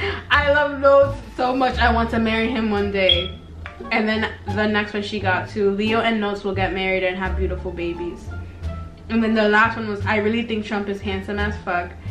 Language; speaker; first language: English; native; English